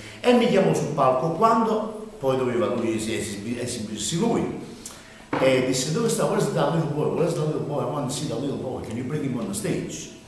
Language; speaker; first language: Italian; native; Italian